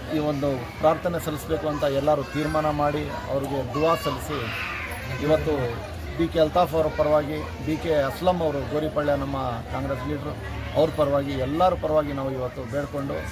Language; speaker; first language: Kannada; non-native, local second language; Urdu